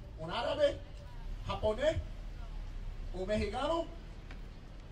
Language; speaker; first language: Spanish; non-native, learner; English